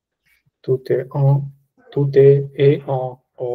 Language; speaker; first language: French; non-native, learner; Punjabi